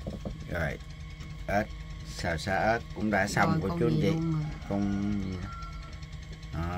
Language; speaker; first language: Vietnamese; native; Vietnamese